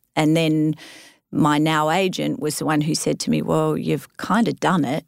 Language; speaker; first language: English; native; English